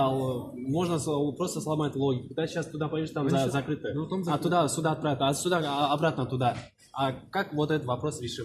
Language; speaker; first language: Russian; non-native, local second language; Kyrgyz